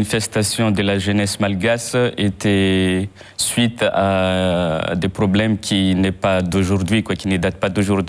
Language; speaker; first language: French; non-native, local second language; Malagasy